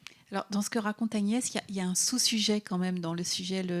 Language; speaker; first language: French; native; French